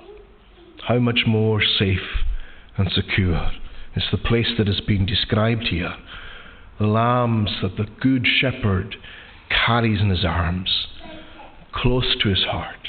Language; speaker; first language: English; native; English